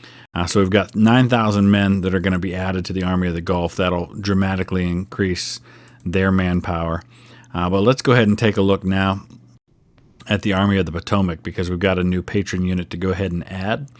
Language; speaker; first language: English; native; English